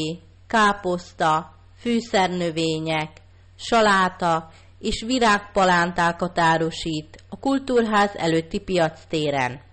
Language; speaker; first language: Hungarian; native; Hungarian